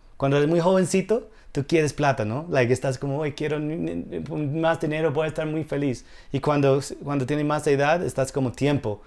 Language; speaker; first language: Spanish; non-native, fluent; English